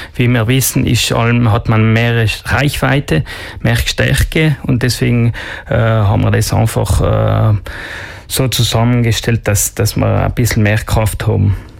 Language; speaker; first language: German; non-native, local second language; Ladin